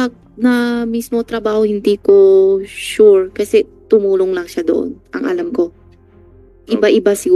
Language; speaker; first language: Filipino; non-native, learner; Chinese